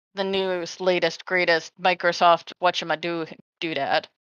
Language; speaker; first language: English; native; English